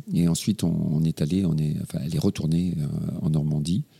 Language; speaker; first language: French; native; French